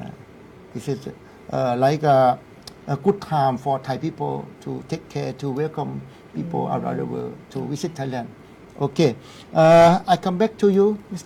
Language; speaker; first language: English; non-native, learner; Thai